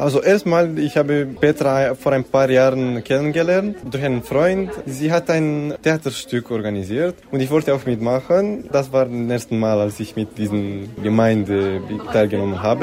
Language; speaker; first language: German; non-native, local second language; Romanian